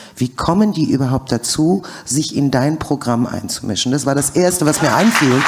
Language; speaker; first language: German; native; German